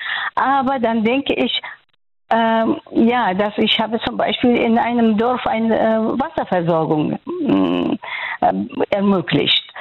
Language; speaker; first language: German; non-native, fluent; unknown